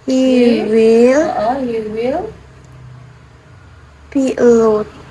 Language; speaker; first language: English; non-native, learner; Indonesian